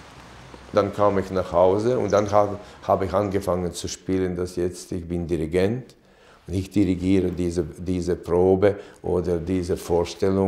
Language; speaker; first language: German; non-native, fluent; Latvian